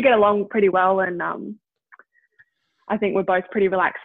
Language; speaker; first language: English; native; English